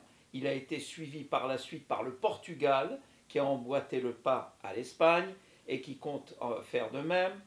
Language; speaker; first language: French; native; French